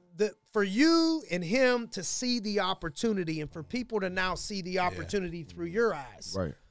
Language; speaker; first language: English; native; English